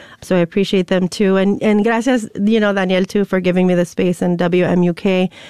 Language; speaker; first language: English; early bilingual, other home language; Spanish